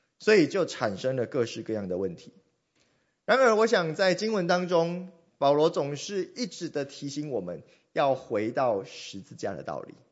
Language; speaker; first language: Chinese; non-native, local second language; Min Nan Chinese